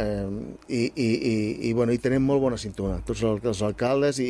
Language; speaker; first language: Catalan; native; Catalan